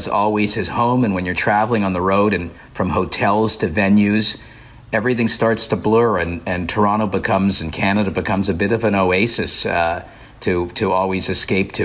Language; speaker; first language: English; native; English